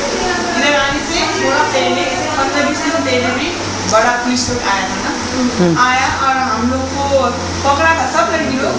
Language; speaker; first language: Hindi; non-native, fluent; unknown